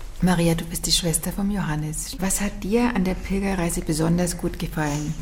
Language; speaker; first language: German; native; German